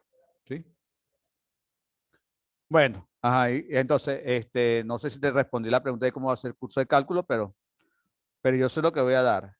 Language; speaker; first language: Spanish; native; Spanish